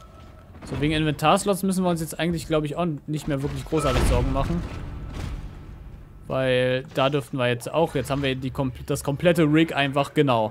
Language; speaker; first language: German; native; German